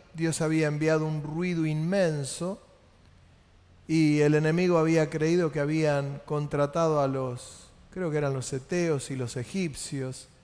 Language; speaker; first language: Spanish; native; Spanish